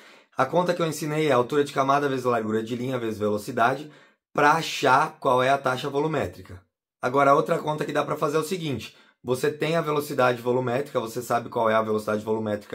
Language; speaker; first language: Portuguese; native; Portuguese